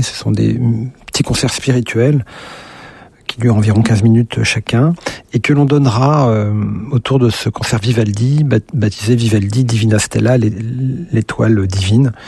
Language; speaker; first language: French; native; French